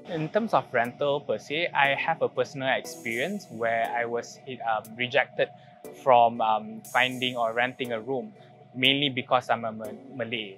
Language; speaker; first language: English; non-native, local second language; Malay